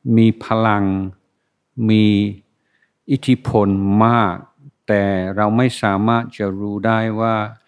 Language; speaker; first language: Thai; non-native, fluent; English